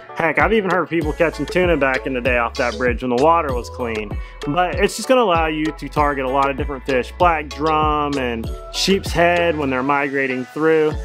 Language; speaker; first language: English; native; English